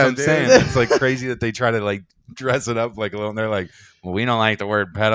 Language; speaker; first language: English; native; English